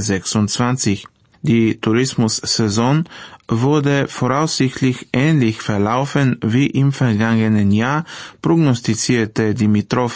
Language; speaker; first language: German; non-native, fluent; Bulgarian